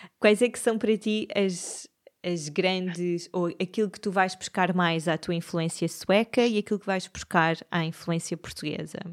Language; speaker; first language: Portuguese; native; Portuguese